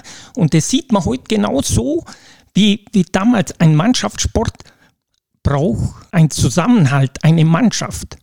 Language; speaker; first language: German; non-native, local second language; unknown